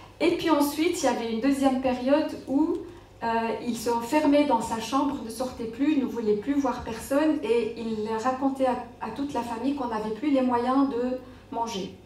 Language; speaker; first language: French; non-native, local second language; Arabic